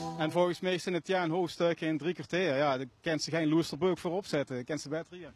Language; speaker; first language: Dutch; native; Dutch